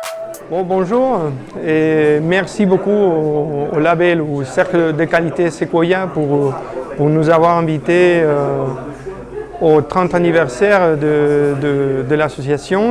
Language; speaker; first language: French; non-native, fluent; Spanish